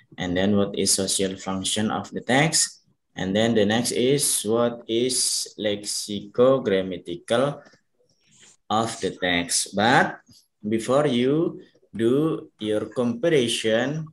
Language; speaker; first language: English; non-native, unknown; Indonesian